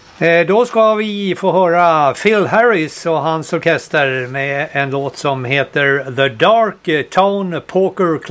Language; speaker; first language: Swedish; native; Swedish